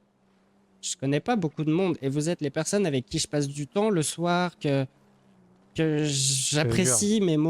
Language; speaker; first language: French; native; French